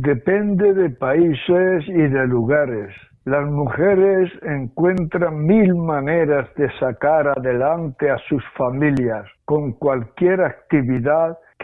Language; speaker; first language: Spanish; native; Spanish